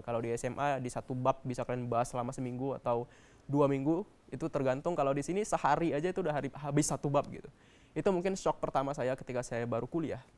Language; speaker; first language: Indonesian; native; Indonesian